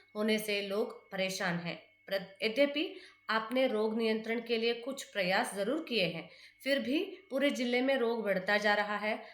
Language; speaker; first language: Hindi; non-native, local second language; Kannada